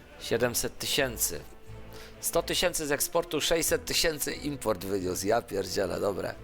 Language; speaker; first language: Polish; native; Polish